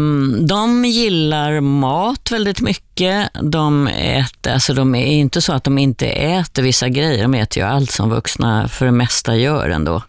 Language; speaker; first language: Swedish; native; Swedish